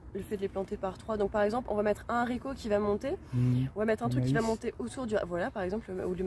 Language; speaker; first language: French; native; French